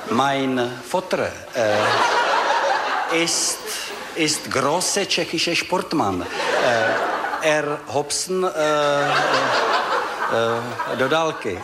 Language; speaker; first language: German; non-native, learner; Czech